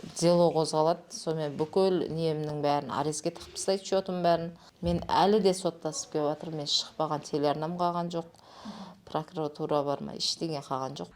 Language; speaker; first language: Kazakh; native; Kazakh